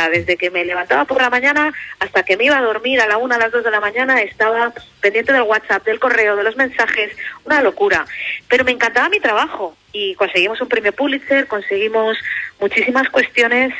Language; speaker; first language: Spanish; native; Spanish